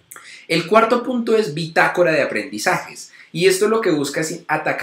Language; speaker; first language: Spanish; native; Spanish